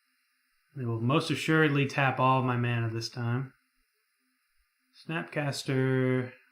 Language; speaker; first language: English; native; English